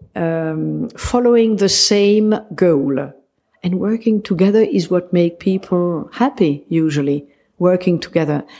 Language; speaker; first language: English; non-native, fluent; French